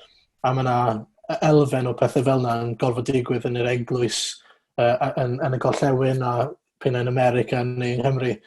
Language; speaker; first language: Welsh; native; Welsh